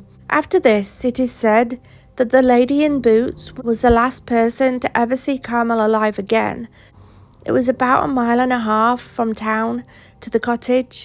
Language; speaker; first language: English; native; English